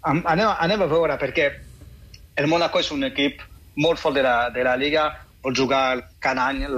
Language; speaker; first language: Catalan; non-native, fluent; French